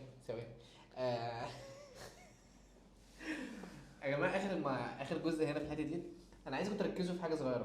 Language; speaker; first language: Arabic; native; Arabic